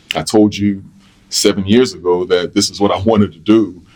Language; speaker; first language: English; native; English